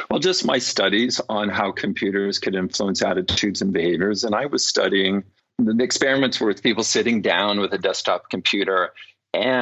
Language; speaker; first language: English; native; English